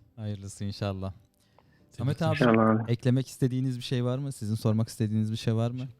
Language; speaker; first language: Turkish; native; Turkish